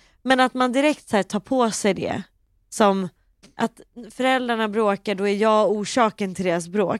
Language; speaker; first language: Swedish; native; Swedish